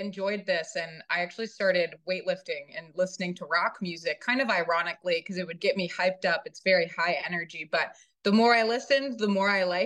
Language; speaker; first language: English; native; English